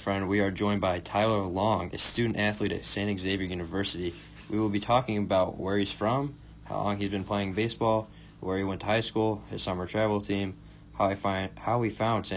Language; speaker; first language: English; native; English